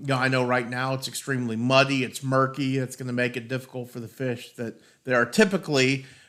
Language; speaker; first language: English; native; English